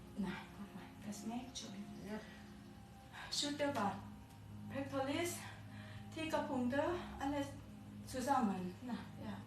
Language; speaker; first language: German; non-native, learner; Thai